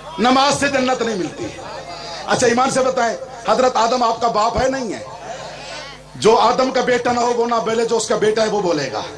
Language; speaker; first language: Urdu; non-native, local second language; Punjabi